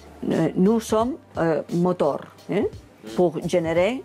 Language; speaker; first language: French; non-native, learner; Catalan